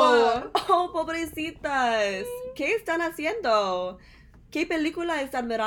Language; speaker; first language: Spanish; non-native, learner; English